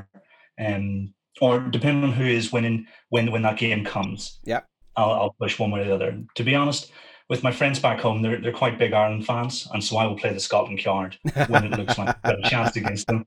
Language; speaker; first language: English; native; English